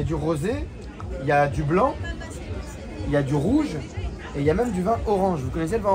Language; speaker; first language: French; native; French